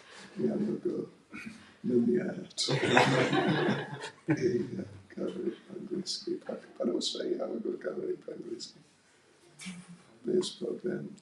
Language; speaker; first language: Russian; non-native, learner; English